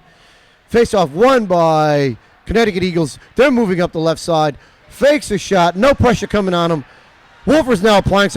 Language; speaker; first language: English; native; English